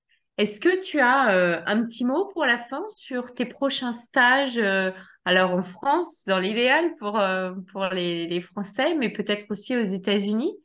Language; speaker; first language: French; native; French